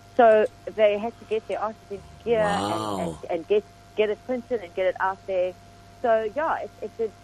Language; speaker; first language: English; native; English